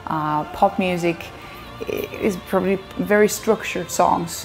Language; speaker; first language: English; non-native, fluent; Dutch